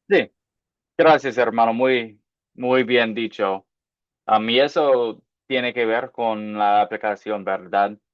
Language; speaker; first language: Spanish; non-native, fluent; English